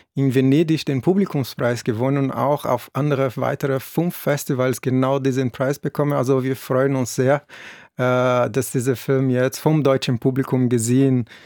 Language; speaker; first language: German; non-native, fluent; Portuguese